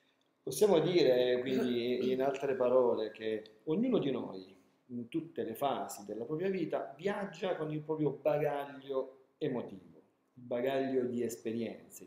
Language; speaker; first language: Italian; native; Italian